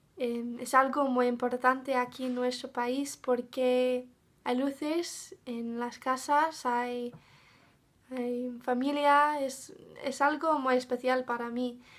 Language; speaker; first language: Spanish; non-native, learner; English